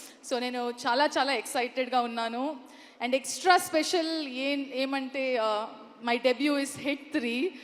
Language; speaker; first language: Telugu; non-native, local second language; Kannada